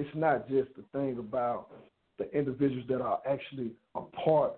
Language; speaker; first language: English; native; English